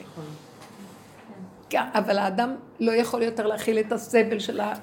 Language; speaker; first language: Hebrew; native; Hebrew